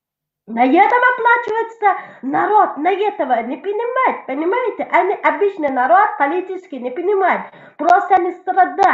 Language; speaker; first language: Russian; non-native, local second language; Tajik